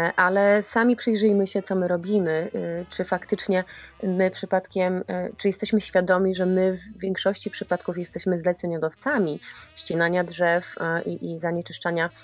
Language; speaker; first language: Polish; native; Polish